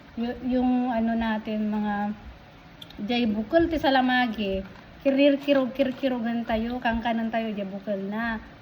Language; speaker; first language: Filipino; non-native, local second language; Iloko